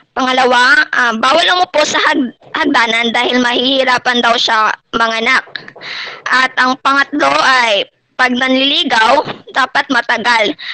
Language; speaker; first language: Filipino; non-native, local second language; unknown